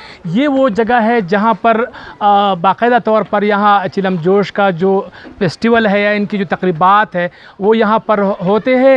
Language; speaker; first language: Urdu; non-native, local second language; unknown